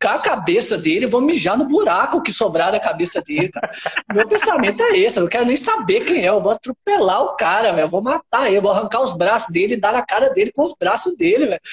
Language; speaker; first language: Portuguese; native; Portuguese